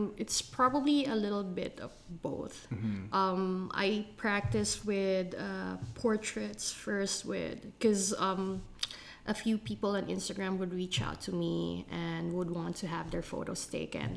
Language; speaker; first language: English; non-native, local second language; Filipino